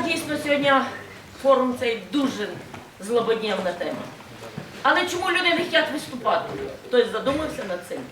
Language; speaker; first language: Ukrainian; native; Ukrainian